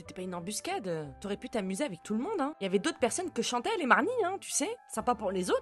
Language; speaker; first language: French; native; French